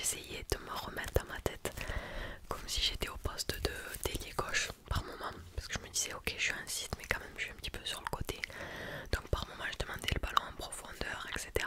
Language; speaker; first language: French; native; French